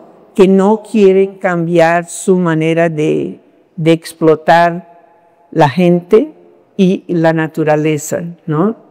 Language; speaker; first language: Spanish; non-native, fluent; Portuguese